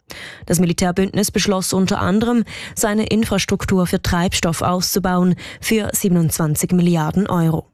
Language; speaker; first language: German; native; German